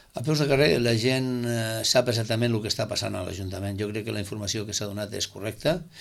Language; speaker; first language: Catalan; native; Catalan